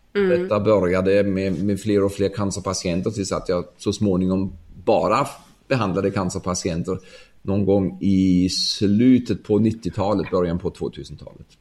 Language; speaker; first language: Swedish; non-native, fluent; German